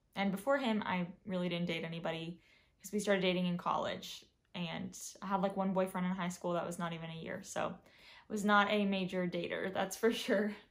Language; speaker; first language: English; native; English